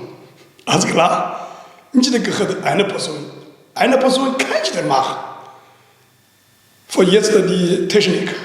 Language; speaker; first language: German; non-native, learner; Chinese